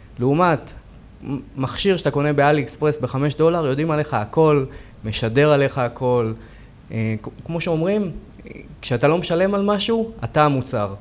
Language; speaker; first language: Hebrew; native; Hebrew